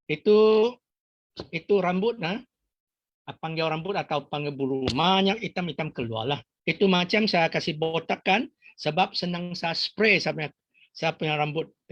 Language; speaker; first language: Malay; non-native, local second language; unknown